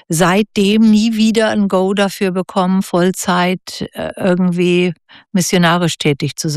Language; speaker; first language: German; native; German